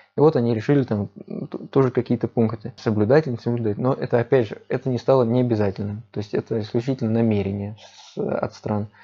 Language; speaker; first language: Russian; native; Russian